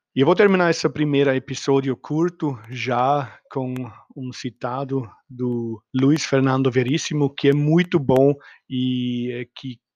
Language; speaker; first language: Portuguese; non-native, fluent; German